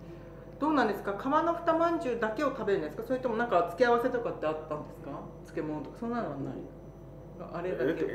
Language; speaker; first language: Japanese; native; Japanese